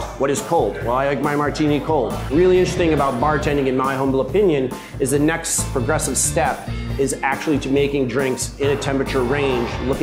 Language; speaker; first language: English; native; English